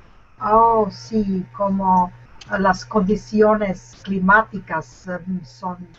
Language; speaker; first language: Spanish; non-native, learner; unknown